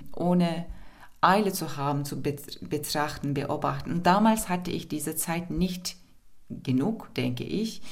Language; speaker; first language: German; non-native, fluent; Turkish